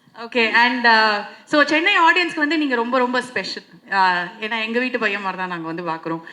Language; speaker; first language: Tamil; native; Tamil